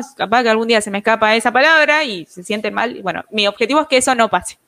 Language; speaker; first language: Spanish; native; Spanish